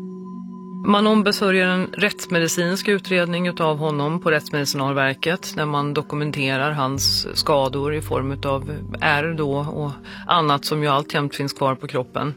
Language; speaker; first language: Swedish; native; Swedish